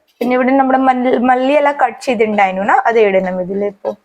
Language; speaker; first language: Malayalam; non-native, fluent; Hindi